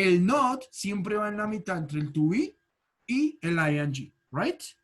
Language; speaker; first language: Spanish; native; Spanish